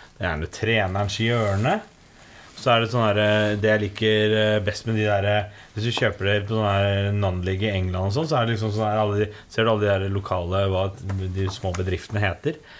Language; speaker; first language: Norwegian; native; Norwegian